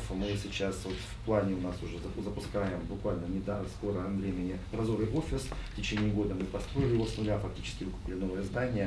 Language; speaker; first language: Russian; native; Russian